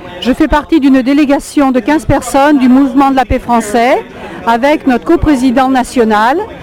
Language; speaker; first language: French; native; French